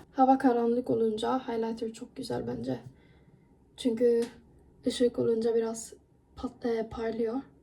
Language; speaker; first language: Turkish; non-native, fluent; Persian